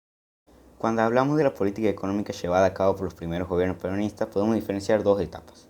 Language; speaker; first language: Spanish; native; Spanish